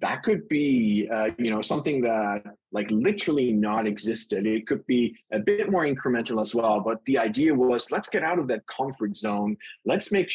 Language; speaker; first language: English; non-native, fluent; Dutch